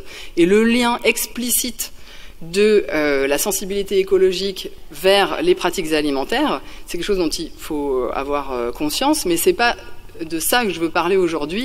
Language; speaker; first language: French; native; French